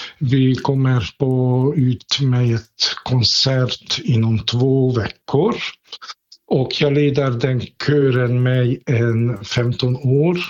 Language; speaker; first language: Swedish; non-native, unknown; Hungarian